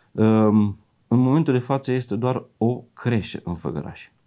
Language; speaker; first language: Romanian; native; Romanian